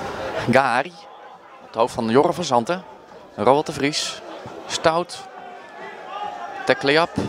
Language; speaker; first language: Dutch; native; Dutch